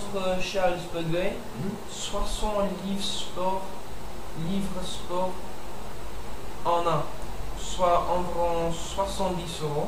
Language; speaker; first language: French; non-native, learner; English